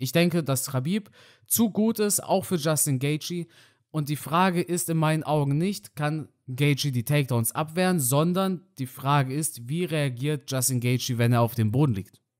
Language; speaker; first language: German; native; German